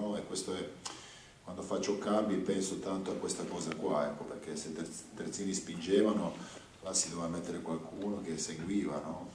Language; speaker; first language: Italian; non-native, fluent; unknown